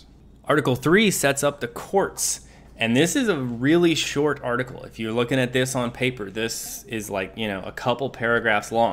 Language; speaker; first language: English; native; English